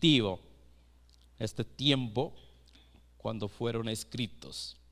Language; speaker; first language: Spanish; non-native, fluent; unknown